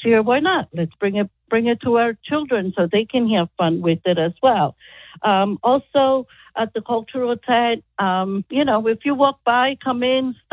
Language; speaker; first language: English; non-native, fluent; Italian